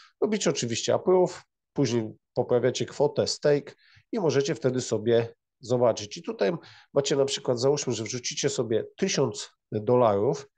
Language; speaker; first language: Polish; native; Polish